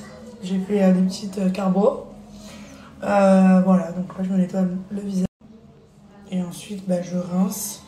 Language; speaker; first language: French; native; French